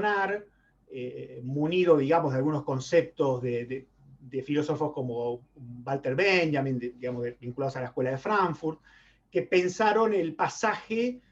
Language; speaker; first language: Spanish; native; Spanish